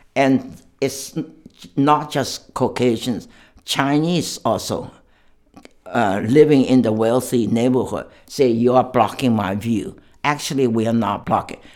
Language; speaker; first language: English; non-native, fluent; Chinese